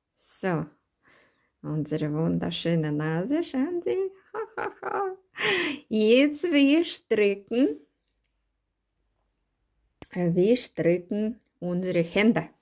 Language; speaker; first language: German; non-native, learner; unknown